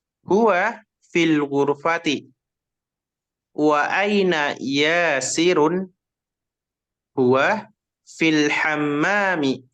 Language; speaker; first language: Arabic; non-native, fluent; Indonesian